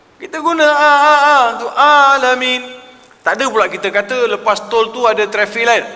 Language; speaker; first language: Malay; non-native, local second language; Tamil